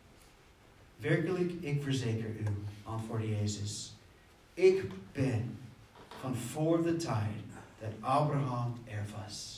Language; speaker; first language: Dutch; non-native, fluent; English